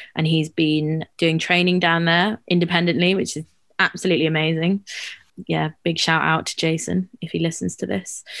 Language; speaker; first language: English; native; English